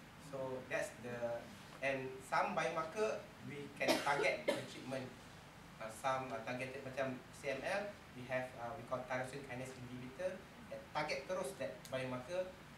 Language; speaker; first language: English; non-native, local second language; Malay